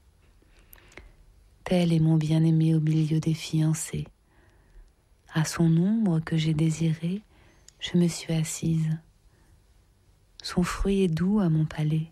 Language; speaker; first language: French; native; French